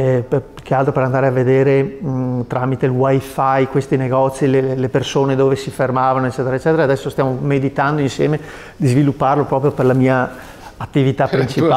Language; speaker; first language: Italian; native; Italian